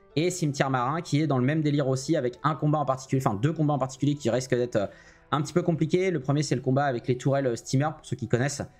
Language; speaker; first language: French; native; French